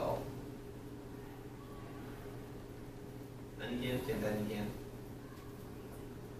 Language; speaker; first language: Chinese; non-native, fluent; English